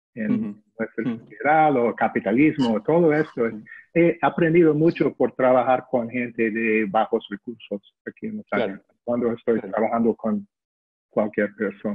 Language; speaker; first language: Spanish; non-native, fluent; English